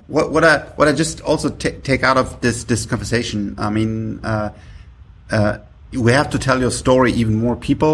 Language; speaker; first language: English; non-native, fluent; German